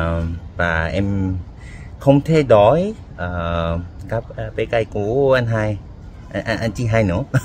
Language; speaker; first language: Vietnamese; non-native, learner; Korean